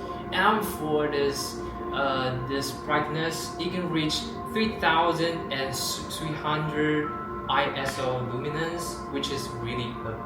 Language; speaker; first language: English; non-native, learner; Chinese